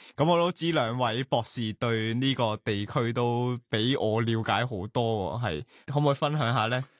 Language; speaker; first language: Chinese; non-native, local second language; Cantonese